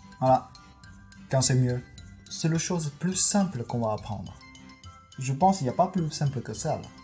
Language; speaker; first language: French; non-native, fluent; Chinese